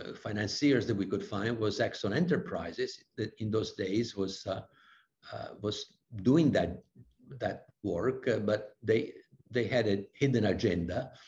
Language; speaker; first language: English; non-native, fluent; Italian